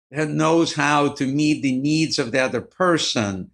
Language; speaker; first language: English; non-native, fluent; Ukrainian